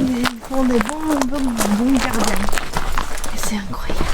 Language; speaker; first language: French; non-native, learner; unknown